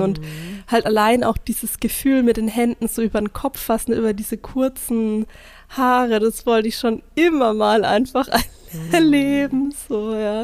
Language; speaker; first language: German; native; German